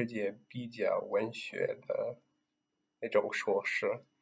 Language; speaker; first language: Chinese; non-native, learner; English